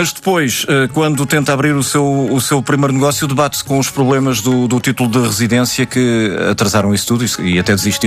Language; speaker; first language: Portuguese; native; Portuguese